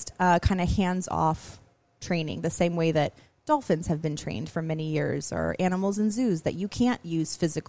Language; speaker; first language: English; native; English